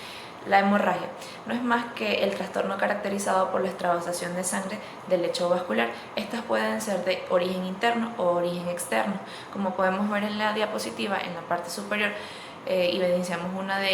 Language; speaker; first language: Spanish; native; Spanish